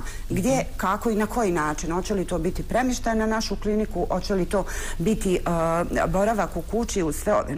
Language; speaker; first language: Bosnian; native; Bosnian